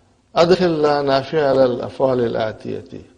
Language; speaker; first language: Arabic; non-native, fluent; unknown